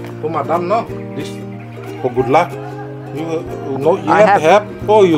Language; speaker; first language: English; non-native, learner; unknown